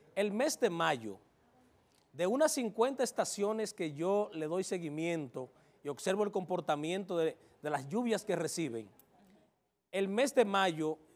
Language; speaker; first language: Spanish; native; Spanish